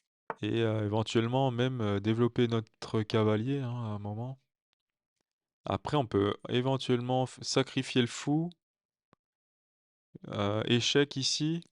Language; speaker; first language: French; native; French